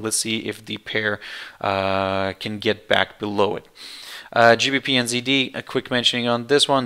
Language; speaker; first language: English; non-native, fluent; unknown